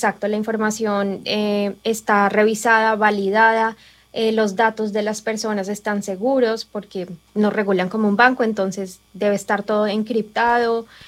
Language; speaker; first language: Spanish; native; Spanish